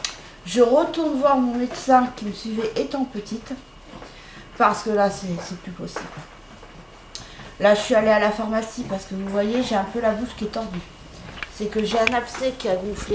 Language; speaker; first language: French; native; French